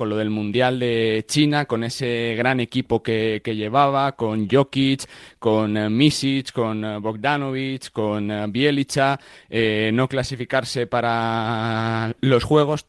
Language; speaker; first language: Spanish; native; Spanish